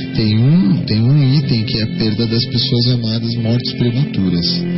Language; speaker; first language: Portuguese; native; Portuguese